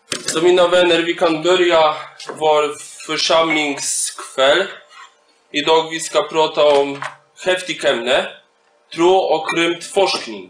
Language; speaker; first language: Swedish; non-native, fluent; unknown